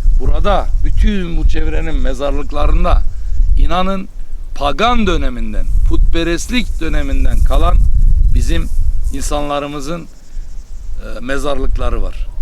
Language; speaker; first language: Turkish; non-native, local second language; Armenian